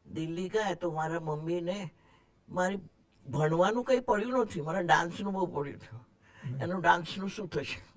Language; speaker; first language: Gujarati; non-native, local second language; Marathi